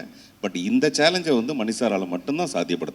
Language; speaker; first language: Tamil; native; Tamil